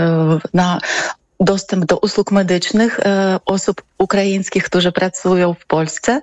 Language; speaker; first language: Polish; non-native, fluent; Ukrainian